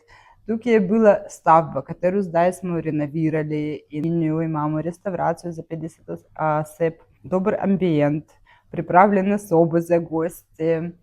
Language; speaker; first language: Slovenian; non-native, learner; Russian